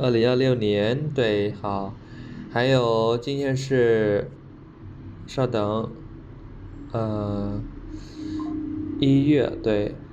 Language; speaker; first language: Chinese; non-native, fluent; Khmer